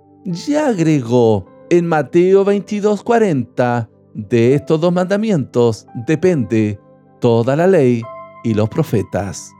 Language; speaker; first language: Spanish; native; Spanish